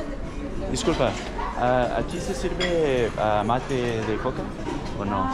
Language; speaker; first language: Spanish; non-native, fluent; English